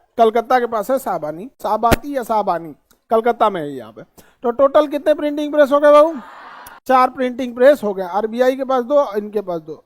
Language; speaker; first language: Hindi; native; Hindi